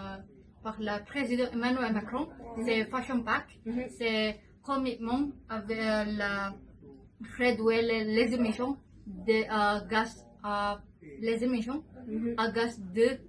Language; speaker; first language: French; non-native, learner; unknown